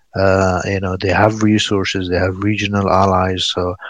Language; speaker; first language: English; non-native, fluent; Pashto